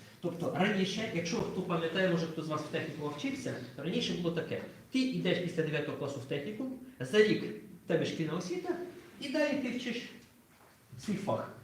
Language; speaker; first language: Ukrainian; native; Ukrainian